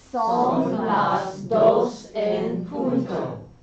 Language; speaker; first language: Spanish; non-native, learner; English